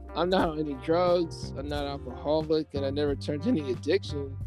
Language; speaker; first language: English; native; English